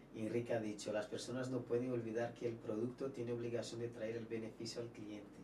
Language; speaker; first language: Spanish; non-native, fluent; Portuguese